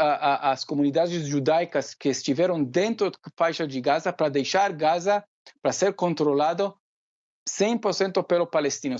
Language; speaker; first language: Portuguese; non-native, fluent; Hebrew